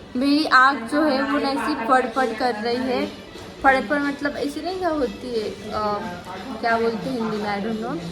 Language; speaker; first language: Hindi; non-native, local second language; Marathi